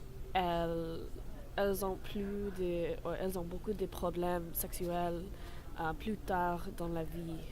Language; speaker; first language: French; non-native, learner; English